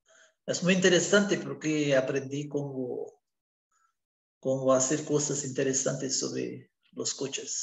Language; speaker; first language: Spanish; non-native, learner; Portuguese